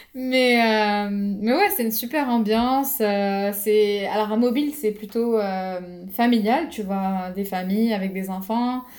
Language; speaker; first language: French; non-native, local second language; Arabic